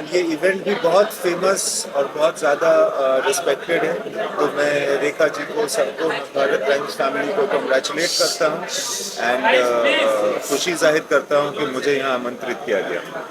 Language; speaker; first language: Hindi; native; Hindi